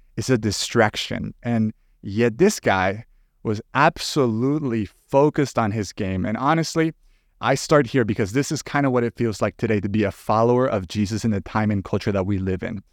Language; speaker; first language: English; non-native, fluent; Spanish